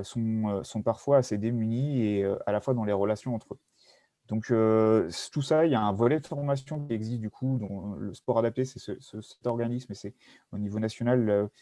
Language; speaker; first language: French; native; French